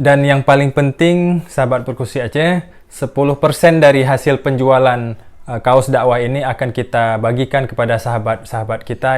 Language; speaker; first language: Indonesian; non-native, local second language; Achinese